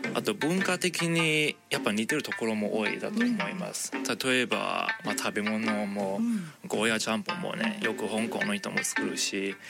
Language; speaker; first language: Japanese; non-native, fluent; Cantonese